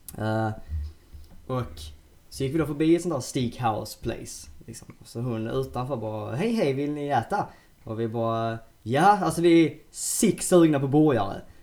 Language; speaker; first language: Swedish; native; Swedish